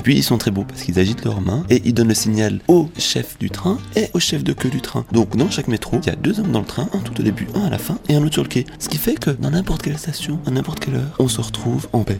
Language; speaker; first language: French; native; French